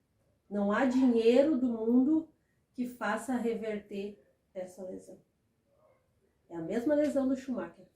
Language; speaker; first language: Portuguese; native; Portuguese